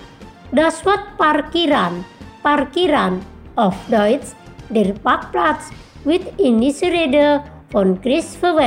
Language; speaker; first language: German; non-native, fluent; Indonesian